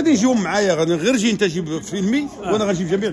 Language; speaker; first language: Arabic; native; Arabic